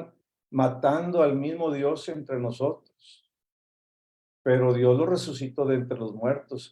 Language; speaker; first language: Spanish; native; Spanish